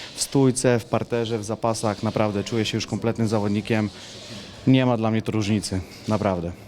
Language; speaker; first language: Polish; native; Polish